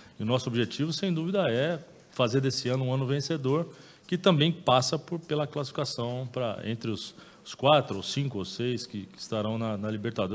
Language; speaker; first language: Portuguese; native; Portuguese